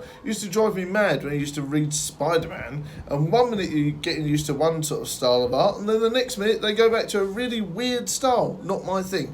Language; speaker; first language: English; native; English